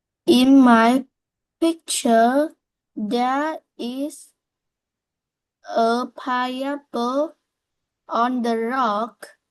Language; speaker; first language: English; non-native, learner; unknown